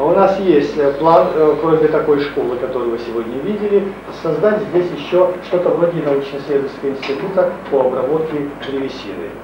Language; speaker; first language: Russian; native; Russian